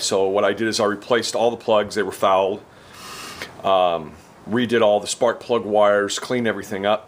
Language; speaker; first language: English; native; English